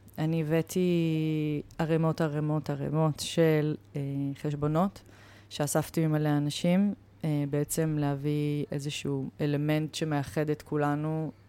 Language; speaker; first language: Hebrew; native; Hebrew